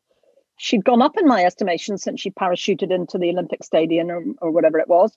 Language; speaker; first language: English; native; English